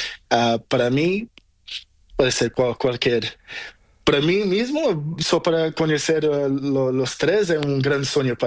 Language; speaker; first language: Spanish; non-native, learner; Portuguese